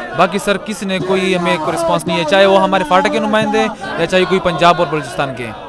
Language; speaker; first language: Urdu; non-native, local second language; Pashto